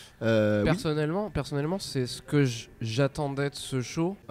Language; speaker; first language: French; native; French